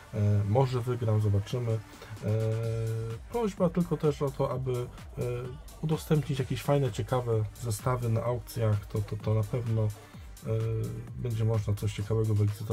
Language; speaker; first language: Polish; native; Polish